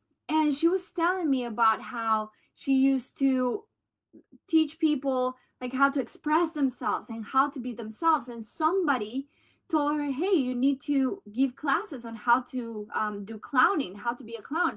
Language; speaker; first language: English; non-native, fluent; Spanish